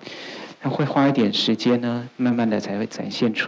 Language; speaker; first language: Chinese; native; Chinese